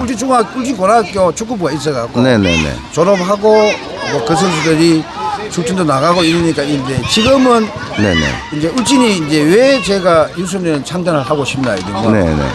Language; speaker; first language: Korean; native; Korean